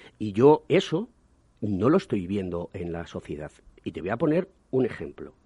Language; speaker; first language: Spanish; native; Spanish